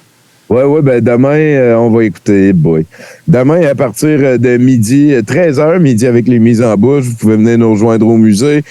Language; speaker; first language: French; native; French